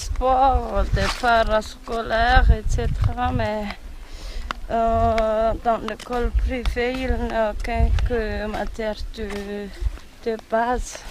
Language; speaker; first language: French; non-native, local second language; Malagasy